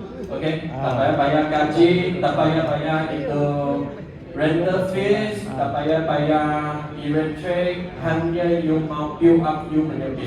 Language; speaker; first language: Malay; non-native, local second language; Chinese